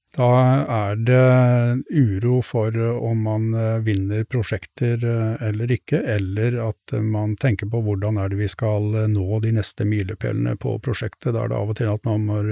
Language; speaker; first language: Norwegian; native; Norwegian